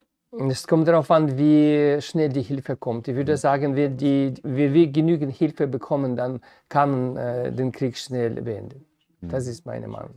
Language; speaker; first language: German; non-native, fluent; Ukrainian